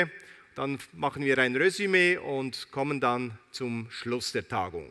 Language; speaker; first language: German; native; German